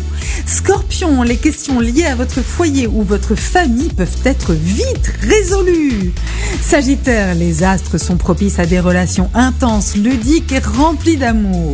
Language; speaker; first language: French; native; French